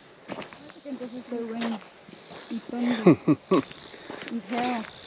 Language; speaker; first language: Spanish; early bilingual, other home language; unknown